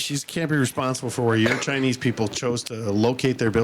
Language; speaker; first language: English; native; English